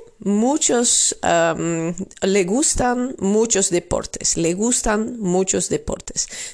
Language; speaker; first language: Spanish; non-native, fluent; Dutch